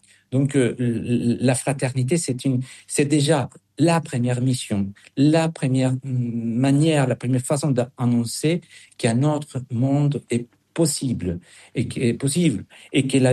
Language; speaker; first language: French; non-native, fluent; Spanish